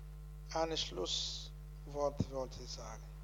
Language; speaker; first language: German; non-native, learner; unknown